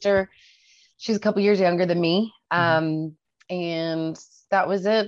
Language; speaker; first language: English; native; English